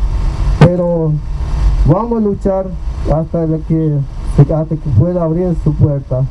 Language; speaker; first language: Spanish; non-native, local second language; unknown